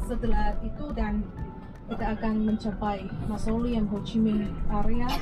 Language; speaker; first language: Indonesian; non-native, fluent; Vietnamese